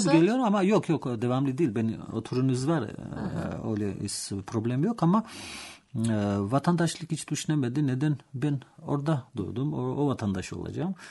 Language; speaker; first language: Turkish; non-native, learner; Georgian